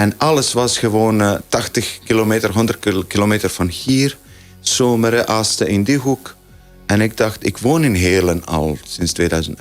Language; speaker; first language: Dutch; non-native, fluent; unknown